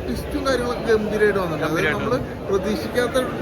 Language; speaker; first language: Malayalam; native; Malayalam